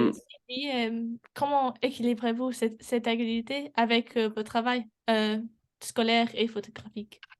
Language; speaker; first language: French; non-native, learner; English